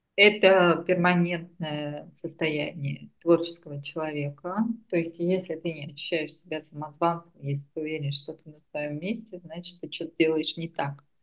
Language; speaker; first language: Russian; non-native, local second language; Armenian